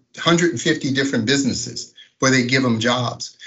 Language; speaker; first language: English; native; English